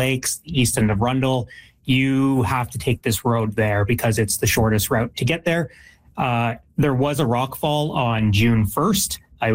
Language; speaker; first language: English; native; English